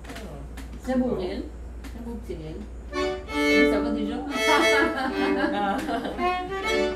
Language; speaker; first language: French; native; French